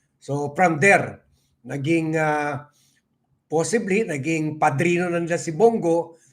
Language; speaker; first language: Filipino; native; Filipino